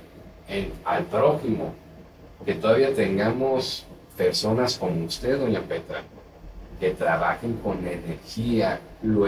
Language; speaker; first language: Spanish; native; Spanish